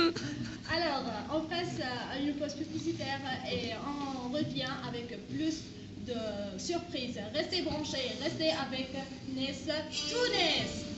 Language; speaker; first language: French; non-native, local second language; Arabic